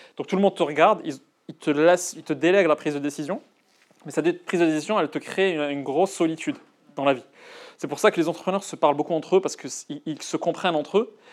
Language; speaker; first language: French; non-native, local second language; Arabic